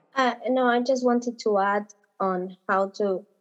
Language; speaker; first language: English; non-native, fluent; Spanish